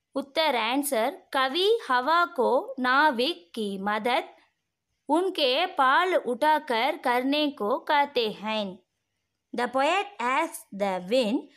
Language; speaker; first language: Hindi; non-native, local second language; Tamil